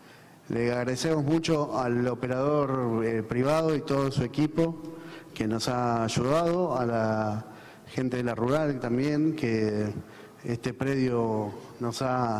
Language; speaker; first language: Spanish; native; Spanish